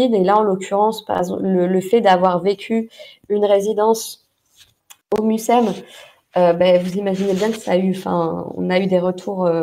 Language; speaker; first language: French; native; French